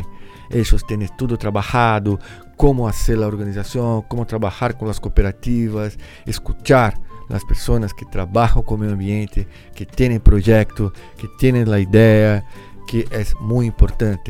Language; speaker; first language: Spanish; non-native, learner; Portuguese